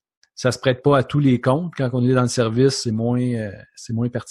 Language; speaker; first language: French; native; French